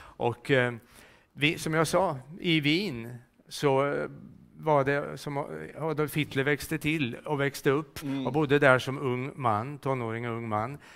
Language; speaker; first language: Swedish; native; Swedish